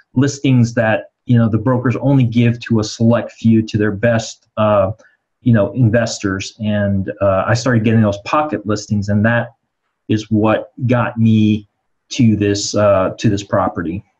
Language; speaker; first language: English; native; English